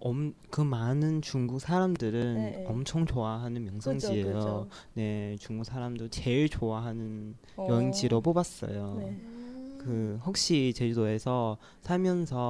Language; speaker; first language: Korean; non-native, learner; Chinese